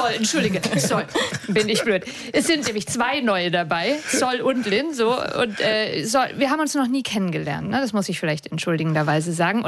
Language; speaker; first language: German; native; German